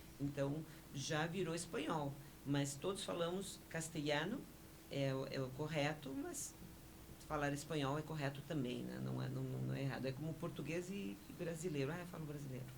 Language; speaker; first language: Portuguese; early bilingual, other home language; Spanish